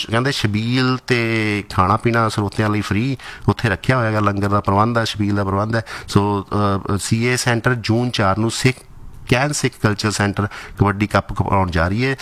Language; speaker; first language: Punjabi; native; Punjabi